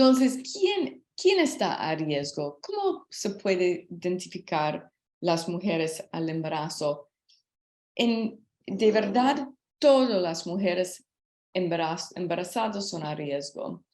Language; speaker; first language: Spanish; non-native, learner; English